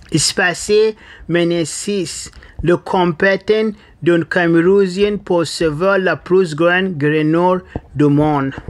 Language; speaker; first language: French; non-native, learner; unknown